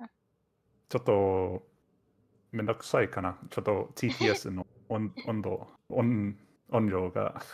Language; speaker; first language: Japanese; non-native, fluent; Danish